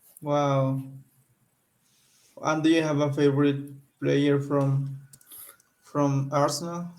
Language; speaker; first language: English; non-native, learner; Spanish